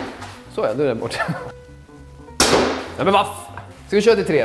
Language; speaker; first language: Swedish; native; Swedish